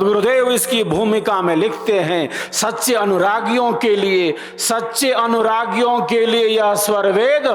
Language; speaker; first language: Hindi; native; Hindi